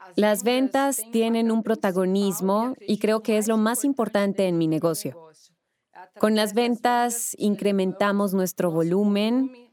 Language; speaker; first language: Spanish; non-native, fluent; Portuguese